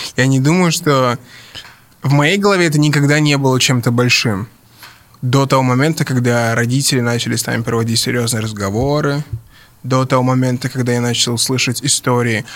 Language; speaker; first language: Russian; early bilingual, other home language; English